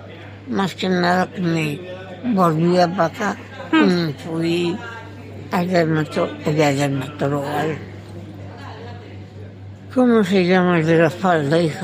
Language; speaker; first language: Spanish; non-native, local second language; Catalan